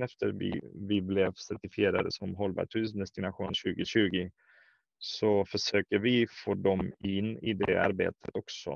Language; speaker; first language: Swedish; non-native, fluent; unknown